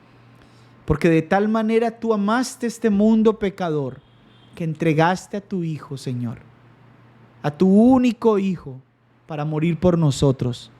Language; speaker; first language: Spanish; native; Spanish